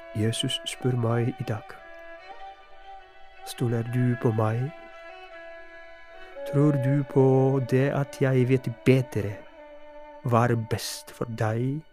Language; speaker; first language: Norwegian; non-native, fluent; Polish